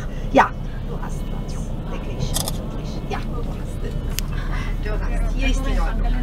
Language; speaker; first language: German; non-native, fluent; Portuguese